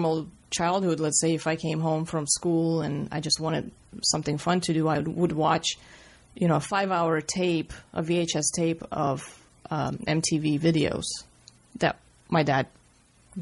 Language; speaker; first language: English; non-native, fluent; Russian